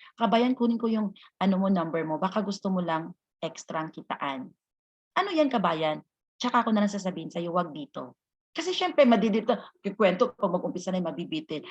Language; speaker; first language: Filipino; non-native, local second language; Hiligaynon